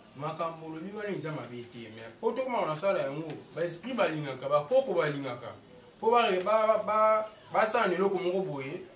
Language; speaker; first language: Lingala; non-native, local second language; Kongo